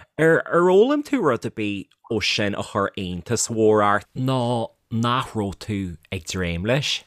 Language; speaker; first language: Irish; native; Irish